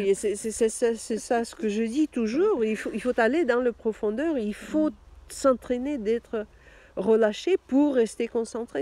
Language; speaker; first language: French; non-native, fluent; Russian